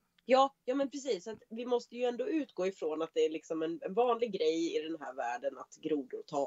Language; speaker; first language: Swedish; native; Swedish